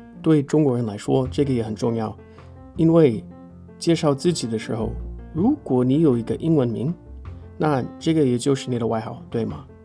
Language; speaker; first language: Chinese; non-native, fluent; English